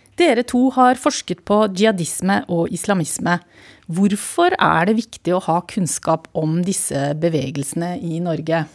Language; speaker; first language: Norwegian; native; Norwegian